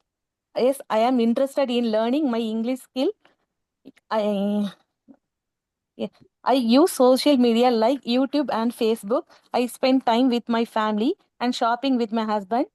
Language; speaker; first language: English; non-native, learner; Tamil